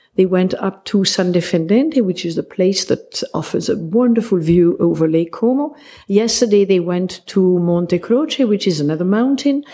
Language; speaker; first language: English; non-native, fluent; French